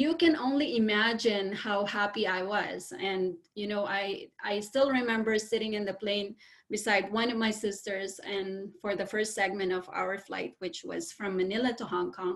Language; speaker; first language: English; non-native, local second language; Filipino